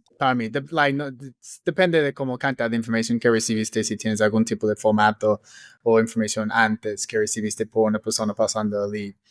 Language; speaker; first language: Spanish; non-native, fluent; English